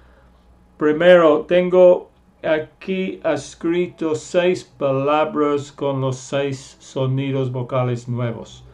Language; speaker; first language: Spanish; non-native, fluent; English